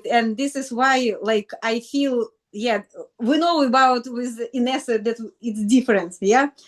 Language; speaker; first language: English; non-native, learner; Russian